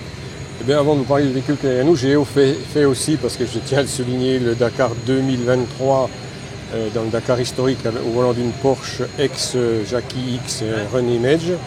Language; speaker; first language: French; native; French